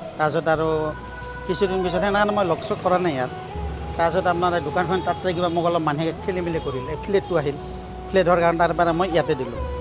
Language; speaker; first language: Assamese; non-native, local second language; Hindi